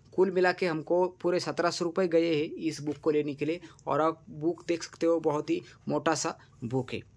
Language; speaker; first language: Hindi; non-native, local second language; Marathi